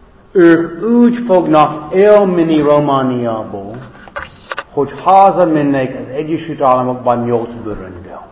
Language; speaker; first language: Hungarian; non-native, fluent; English